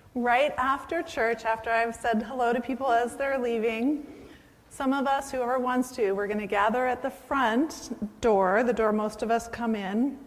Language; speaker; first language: English; native; English